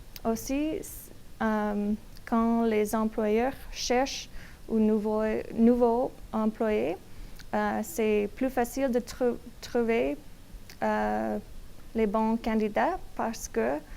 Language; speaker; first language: French; non-native, learner; English